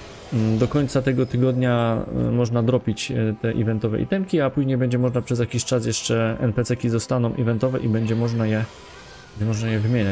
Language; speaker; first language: Polish; native; Polish